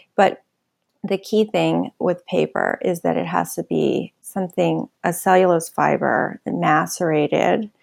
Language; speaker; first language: English; native; English